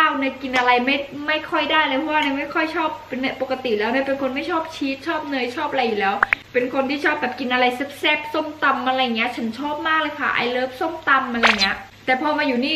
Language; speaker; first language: Thai; native; Thai